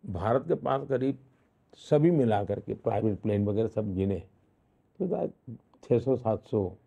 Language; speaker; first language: Hindi; non-native, local second language; Gujarati